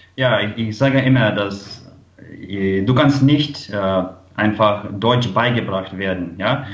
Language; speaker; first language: German; non-native, fluent; Lithuanian